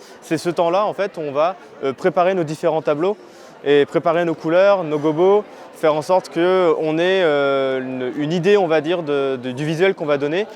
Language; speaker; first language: French; native; French